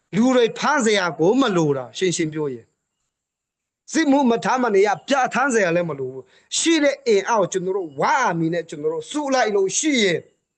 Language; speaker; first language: Burmese; non-native, local second language; Hakha Chin